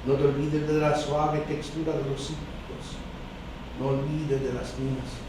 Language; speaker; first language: Spanish; early bilingual, heritage; Spanish